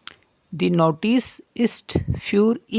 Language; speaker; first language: German; non-native, fluent; Hindi